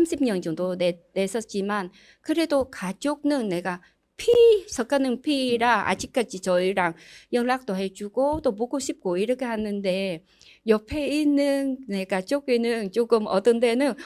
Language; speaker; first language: Korean; non-native, learner; Vietnamese